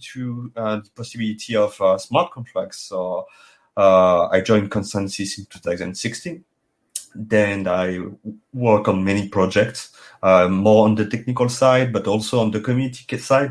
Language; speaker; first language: English; non-native, fluent; French